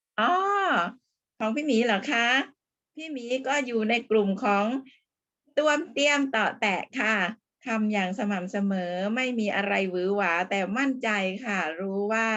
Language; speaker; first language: Thai; native; Thai